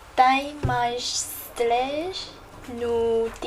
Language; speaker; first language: Portuguese; non-native, learner; Chinese